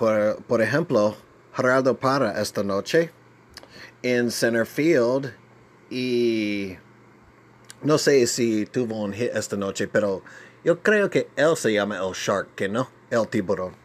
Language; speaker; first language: Spanish; non-native, learner; English